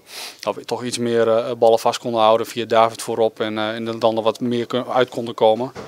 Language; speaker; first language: Dutch; native; Dutch